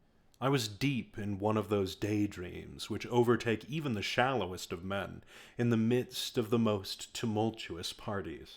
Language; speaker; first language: English; native; English